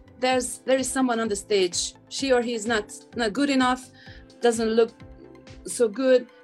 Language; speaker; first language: English; non-native, fluent; Hungarian